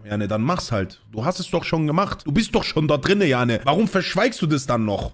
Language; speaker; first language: German; native; German